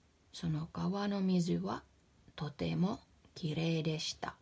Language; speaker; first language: Japanese; non-native, fluent; Finnish